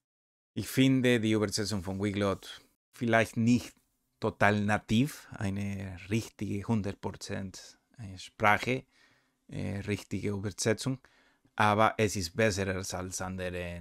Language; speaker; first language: German; non-native, learner; Spanish